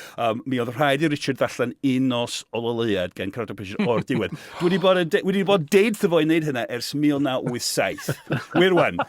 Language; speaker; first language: Welsh; non-native, fluent; English